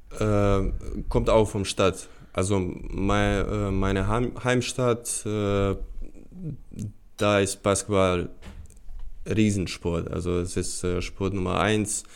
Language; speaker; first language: German; non-native, fluent; Bosnian